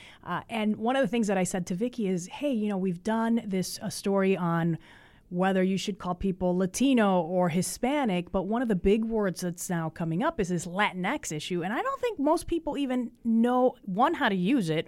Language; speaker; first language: English; early bilingual, other home language; Spanish